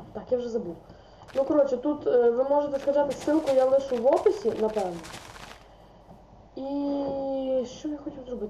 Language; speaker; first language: Ukrainian; native; Ukrainian